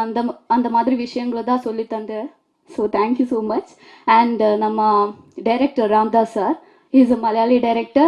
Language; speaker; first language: Tamil; non-native, learner; Malayalam